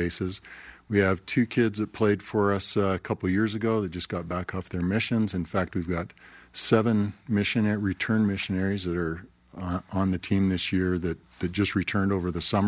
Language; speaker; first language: English; native; English